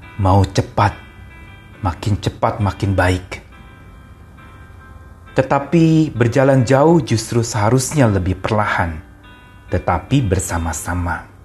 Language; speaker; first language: Indonesian; native; Indonesian